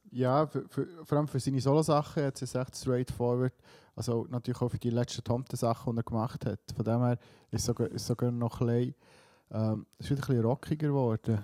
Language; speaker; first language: German; early bilingual, other home language; Swiss German